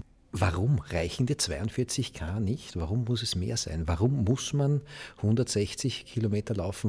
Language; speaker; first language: German; native; German